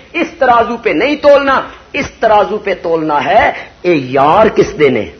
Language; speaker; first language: Urdu; non-native, local second language; Punjabi